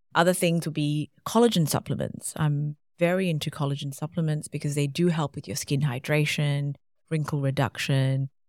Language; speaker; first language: English; non-native, local second language; Tamil